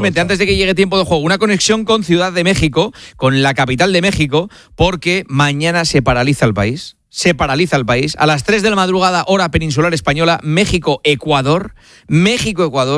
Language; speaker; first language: Spanish; native; Spanish